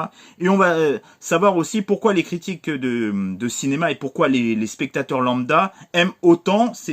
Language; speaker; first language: French; native; French